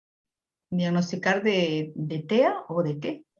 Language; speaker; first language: Spanish; native; Spanish